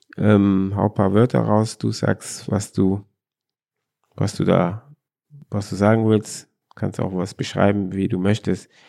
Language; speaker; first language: German; early bilingual, other home language; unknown